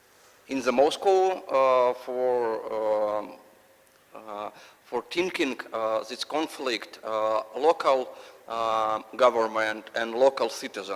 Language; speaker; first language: English; non-native, learner; Russian